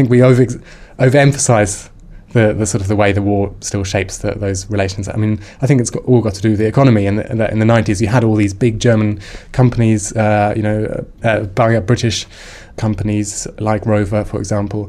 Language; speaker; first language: English; non-native, fluent; German